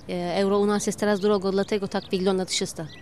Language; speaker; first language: Polish; non-native, learner; Turkish